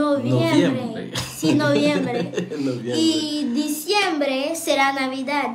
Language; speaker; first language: Spanish; non-native, learner; Haitian Creole